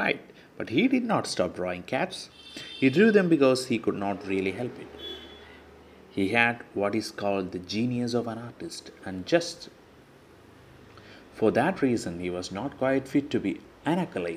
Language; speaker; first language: English; non-native, local second language; Malayalam